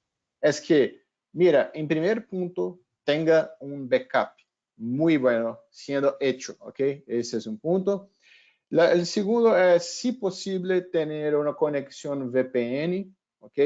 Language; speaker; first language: Spanish; non-native, fluent; Portuguese